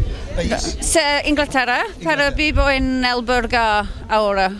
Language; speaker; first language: Spanish; non-native, learner; English